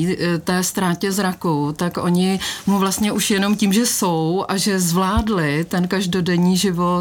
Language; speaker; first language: Czech; native; Czech